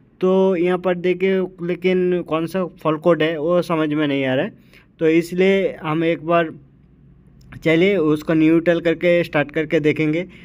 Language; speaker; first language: Hindi; native; Hindi